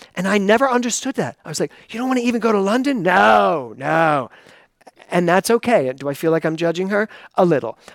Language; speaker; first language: English; native; English